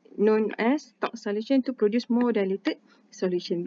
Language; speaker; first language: English; non-native, local second language; Malay